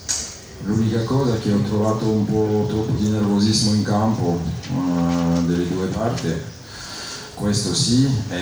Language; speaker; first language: Italian; non-native, fluent; French